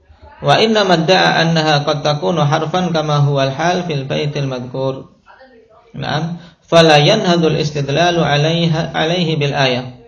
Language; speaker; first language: Arabic; non-native, fluent; Indonesian